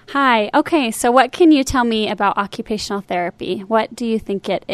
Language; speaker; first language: English; native; English